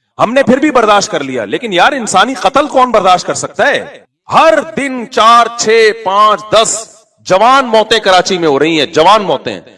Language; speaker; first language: Urdu; native; Urdu